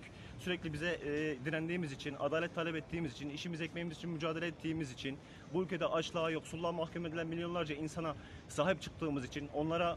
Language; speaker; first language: Turkish; native; Turkish